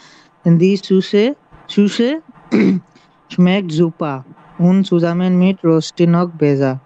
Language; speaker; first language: German; non-native, learner; Bangla